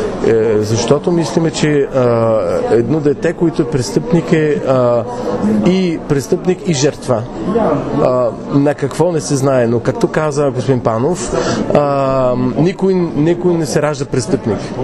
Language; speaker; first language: Bulgarian; non-native, fluent; French